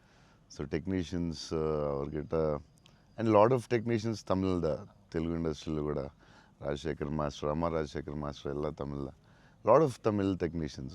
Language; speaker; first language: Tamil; non-native, local second language; Telugu